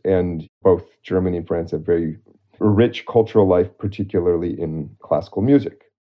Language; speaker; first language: English; native; English